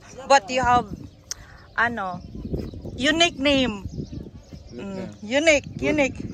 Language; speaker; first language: English; non-native, local second language; Cebuano